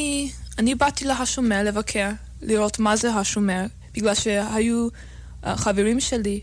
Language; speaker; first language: Hebrew; non-native, learner; English